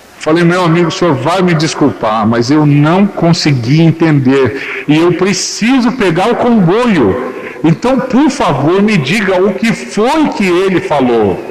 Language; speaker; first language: Portuguese; native; Portuguese